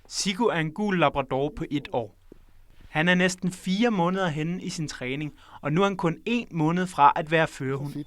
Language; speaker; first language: Danish; native; Danish